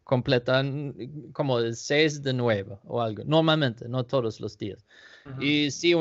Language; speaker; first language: Spanish; non-native, learner; Danish